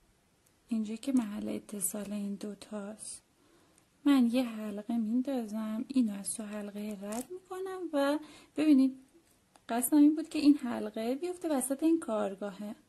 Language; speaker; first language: Persian; native; Persian